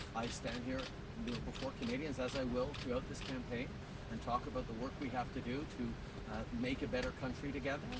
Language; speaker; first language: English; native; English